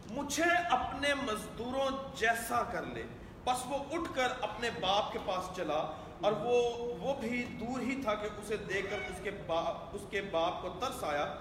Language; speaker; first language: Urdu; non-native, local second language; Punjabi